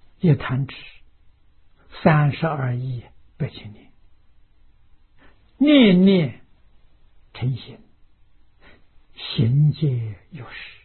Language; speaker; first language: Chinese; native; Chinese